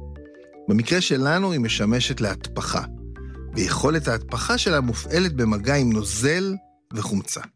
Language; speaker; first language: Hebrew; native; Hebrew